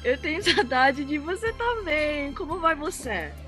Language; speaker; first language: Portuguese; non-native, learner; English